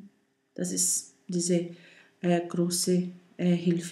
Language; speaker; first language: German; non-native, learner; Portuguese